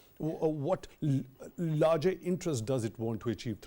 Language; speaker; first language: English; non-native, local second language; Urdu